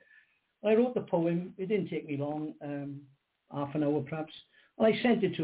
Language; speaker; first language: English; native; English